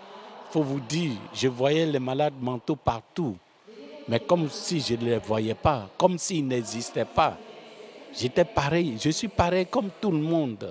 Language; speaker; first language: French; non-native, local second language; Fon